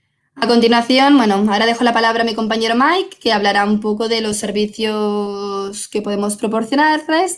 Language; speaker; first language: Spanish; native; Spanish